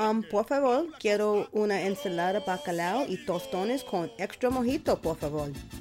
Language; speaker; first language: Spanish; non-native, learner; English